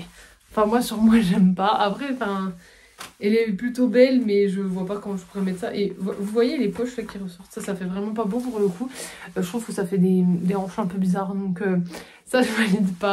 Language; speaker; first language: French; native; French